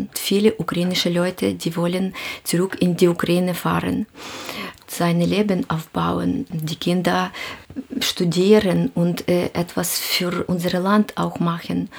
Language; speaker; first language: German; non-native, learner; Ukrainian